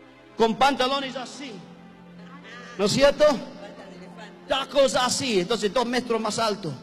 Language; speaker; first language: Spanish; non-native, learner; English